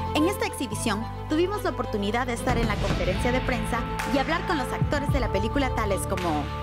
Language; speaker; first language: Spanish; native; Spanish